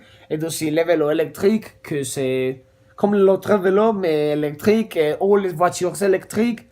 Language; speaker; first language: French; non-native, learner; Spanish